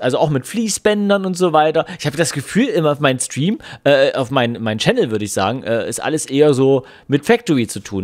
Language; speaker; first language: German; native; German